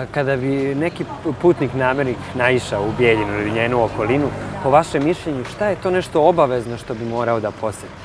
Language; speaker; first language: Bosnian; native; Bosnian